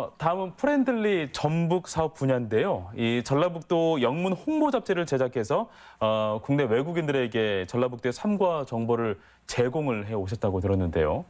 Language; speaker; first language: Korean; native; Korean